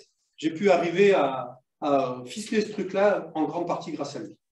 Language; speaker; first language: French; native; French